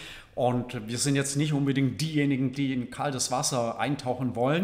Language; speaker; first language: German; native; German